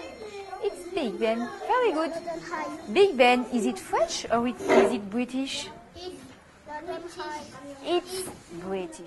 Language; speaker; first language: English; non-native, fluent; French